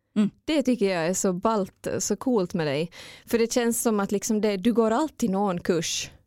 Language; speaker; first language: Swedish; native; Swedish